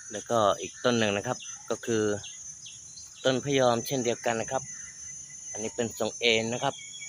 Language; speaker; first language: Thai; non-native, local second language; Malay